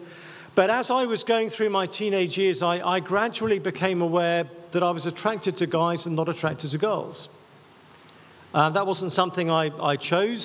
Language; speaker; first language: English; native; English